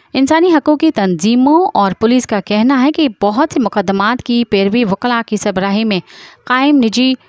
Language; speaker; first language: Urdu; non-native, local second language; Sindhi